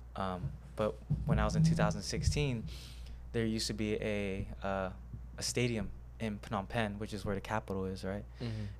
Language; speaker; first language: English; native; English